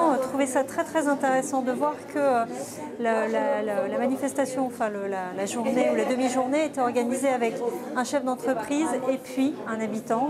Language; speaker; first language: French; native; French